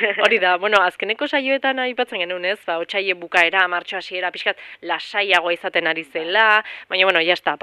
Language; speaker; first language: Basque; native; Basque